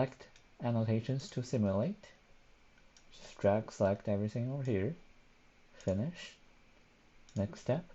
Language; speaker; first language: English; non-native, fluent; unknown